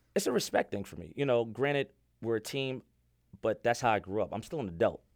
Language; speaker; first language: English; native; English